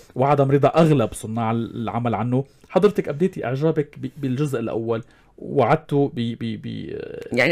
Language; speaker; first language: Arabic; native; Arabic